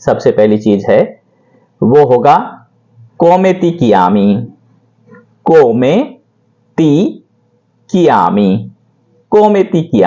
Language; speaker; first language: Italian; non-native, learner; Hindi